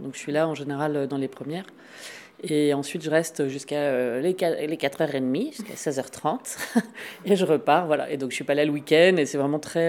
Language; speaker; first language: French; native; French